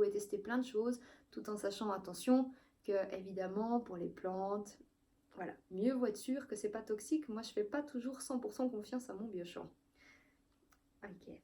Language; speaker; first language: French; native; French